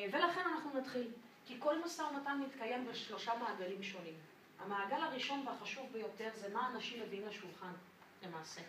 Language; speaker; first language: Hebrew; non-native, fluent; French